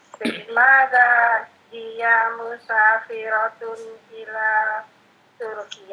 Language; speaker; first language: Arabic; non-native, learner; Indonesian